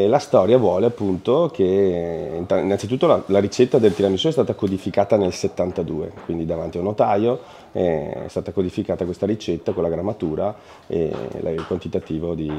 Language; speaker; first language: Italian; native; Italian